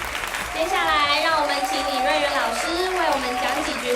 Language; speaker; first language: Chinese; native; Chinese